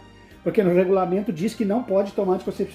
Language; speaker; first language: Portuguese; native; Portuguese